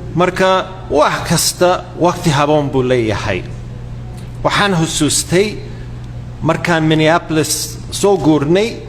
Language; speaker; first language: Somali; non-native, fluent; English